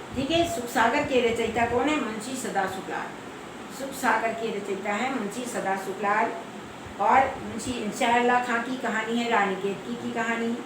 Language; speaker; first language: Hindi; native; Hindi